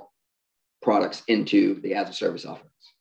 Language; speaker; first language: English; native; English